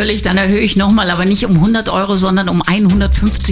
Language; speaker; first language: German; native; German